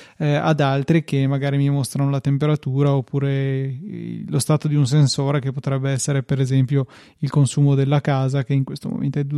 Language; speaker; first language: Italian; native; Italian